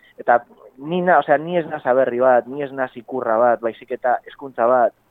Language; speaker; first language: Basque; non-native, fluent; Galician